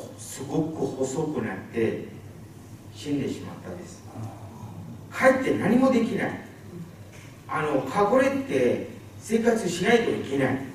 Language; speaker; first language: Japanese; non-native, fluent; Burmese